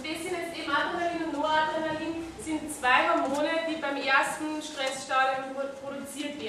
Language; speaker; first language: German; native; German